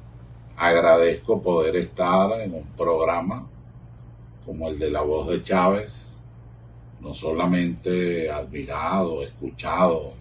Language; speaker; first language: Spanish; native; Spanish